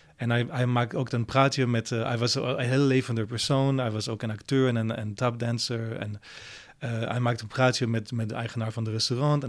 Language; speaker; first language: Dutch; non-native, fluent; French